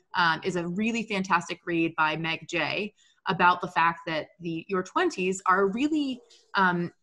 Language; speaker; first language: English; native; English